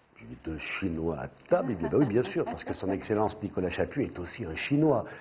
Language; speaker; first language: French; native; French